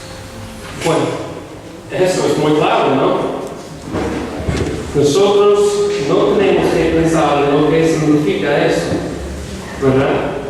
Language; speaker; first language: Spanish; non-native, fluent; English